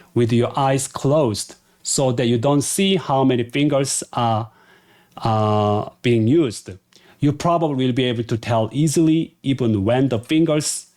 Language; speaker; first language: English; non-native, fluent; Korean